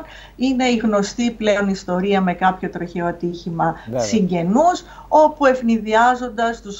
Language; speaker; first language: Greek; native; Greek